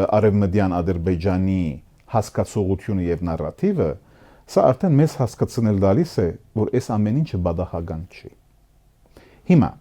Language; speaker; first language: Armenian; early bilingual, heritage; Armenian